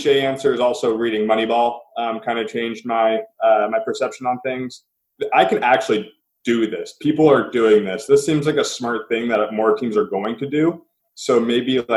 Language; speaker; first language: English; native; English